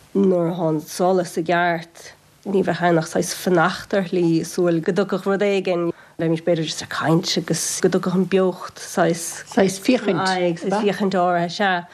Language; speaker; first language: Irish; native; Irish